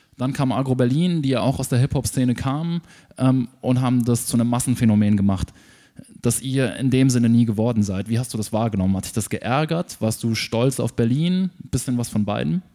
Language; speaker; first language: German; native; German